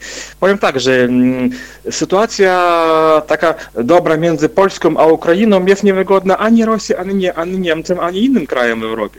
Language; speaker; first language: Polish; non-native, fluent; Ukrainian